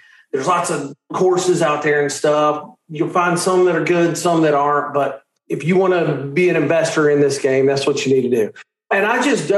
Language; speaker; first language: English; native; English